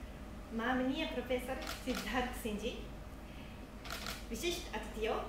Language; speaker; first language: Hindi; non-native, fluent; Japanese